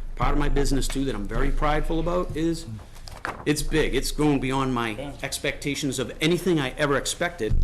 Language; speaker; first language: English; native; English